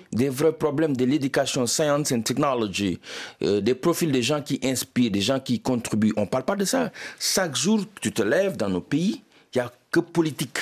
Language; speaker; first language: French; non-native, local second language; Wolof